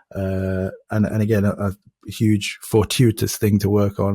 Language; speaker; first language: English; native; English